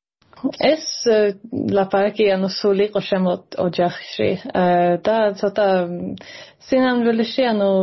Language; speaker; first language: Georgian; early bilingual, heritage; Georgian